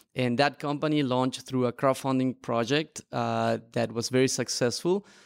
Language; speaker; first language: English; non-native, fluent; Spanish